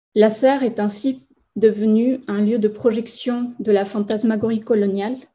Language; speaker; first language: French; non-native, fluent; Spanish